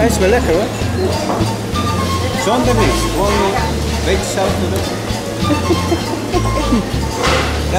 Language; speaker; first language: Dutch; non-native, fluent; Spanish